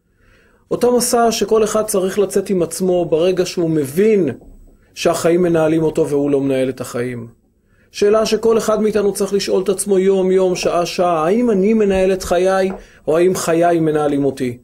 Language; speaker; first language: Hebrew; native; Hebrew